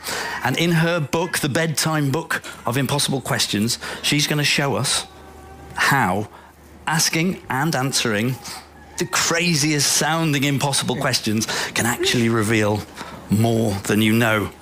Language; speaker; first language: English; native; English